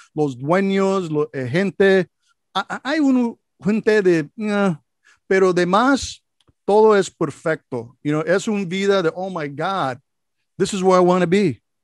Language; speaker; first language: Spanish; non-native, learner; English